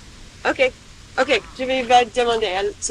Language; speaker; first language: French; non-native, learner; English